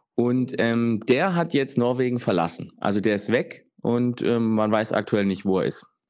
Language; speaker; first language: German; early bilingual, other home language; Italian